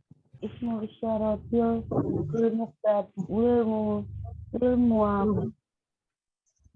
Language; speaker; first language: Arabic; non-native, learner; Indonesian